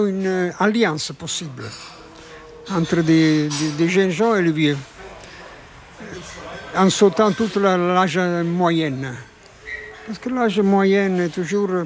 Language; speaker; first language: French; non-native, fluent; Italian